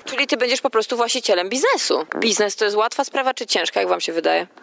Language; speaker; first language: Polish; native; Polish